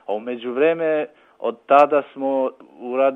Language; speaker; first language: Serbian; non-native, local second language; Albanian